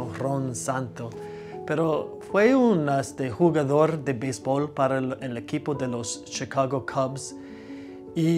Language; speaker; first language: Spanish; non-native, fluent; English